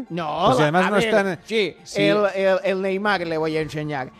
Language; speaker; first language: Spanish; non-native, fluent; English